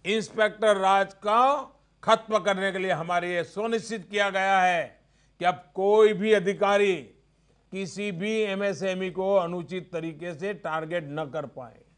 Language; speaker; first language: Hindi; non-native, local second language; Gujarati